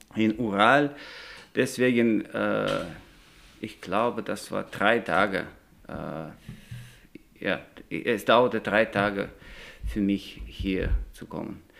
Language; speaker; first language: German; non-native, learner; Russian